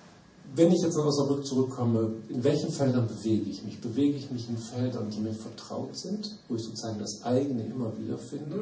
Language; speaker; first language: German; native; German